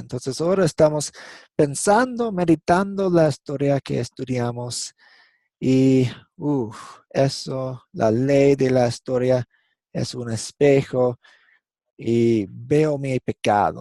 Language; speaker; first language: Spanish; non-native, fluent; English